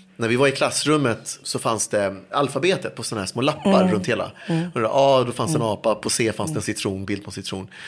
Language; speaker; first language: Swedish; early bilingual, other home language; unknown